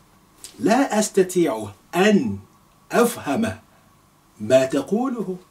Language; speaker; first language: Arabic; non-native, fluent; Yoruba